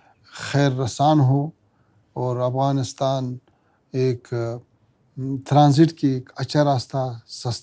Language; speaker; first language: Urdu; non-native, fluent; Pashto